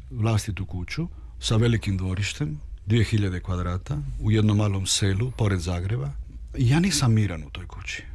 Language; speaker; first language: Serbian; early bilingual, heritage; Croatian